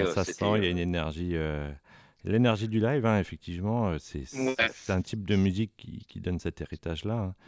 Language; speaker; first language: French; native; French